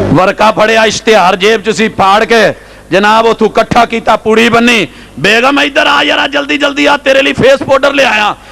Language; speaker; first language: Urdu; non-native, local second language; Punjabi